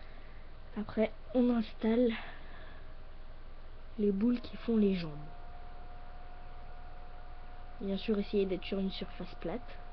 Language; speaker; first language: French; native; French